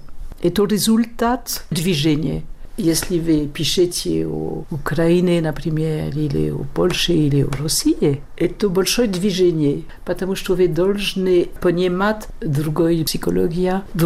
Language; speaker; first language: Russian; non-native, fluent; French